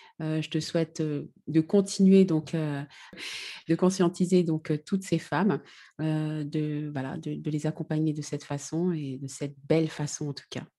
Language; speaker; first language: French; native; French